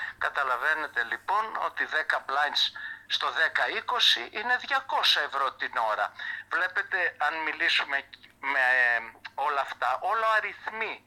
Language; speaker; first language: Greek; early bilingual, heritage; Greek